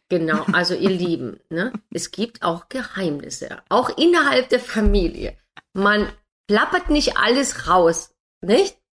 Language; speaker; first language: German; non-native, fluent; English